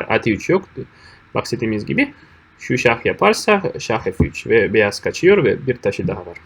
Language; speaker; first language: Turkish; non-native, fluent; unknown